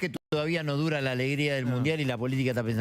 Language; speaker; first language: Spanish; native; Spanish